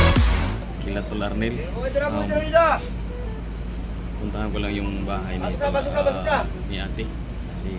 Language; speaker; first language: Filipino; native; Filipino